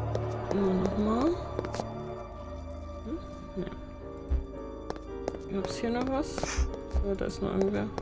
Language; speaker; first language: German; native; German